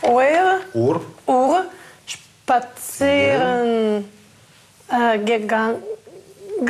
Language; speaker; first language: German; non-native, learner; Russian